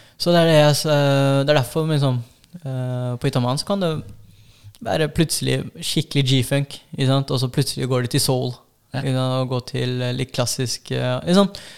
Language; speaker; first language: Norwegian; early bilingual, other home language; Filipino